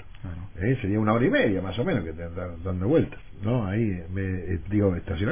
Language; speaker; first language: Spanish; native; Spanish